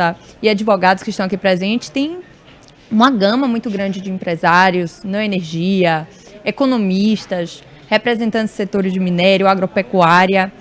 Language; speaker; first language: Portuguese; native; Portuguese